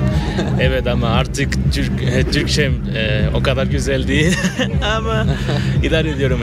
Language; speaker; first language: Turkish; non-native, fluent; Spanish